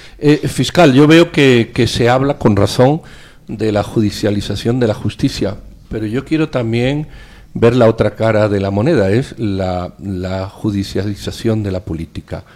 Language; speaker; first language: Spanish; native; Spanish